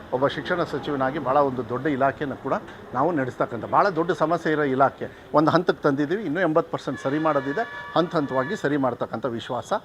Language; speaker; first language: Kannada; native; Kannada